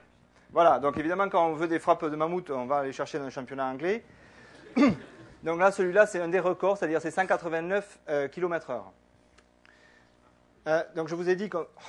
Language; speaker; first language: French; native; French